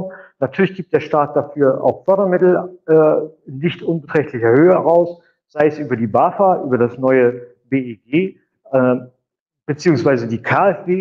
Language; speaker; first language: German; native; German